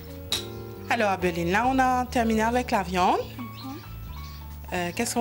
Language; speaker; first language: French; non-native, local second language; Morisyen